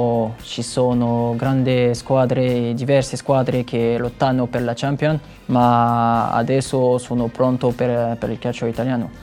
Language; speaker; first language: Italian; non-native, learner; French